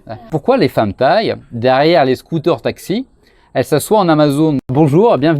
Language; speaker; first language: French; native; French